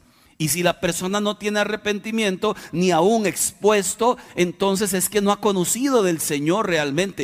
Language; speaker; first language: Spanish; native; Spanish